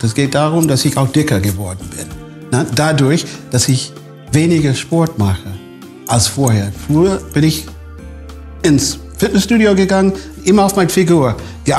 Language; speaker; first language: German; non-native, fluent; English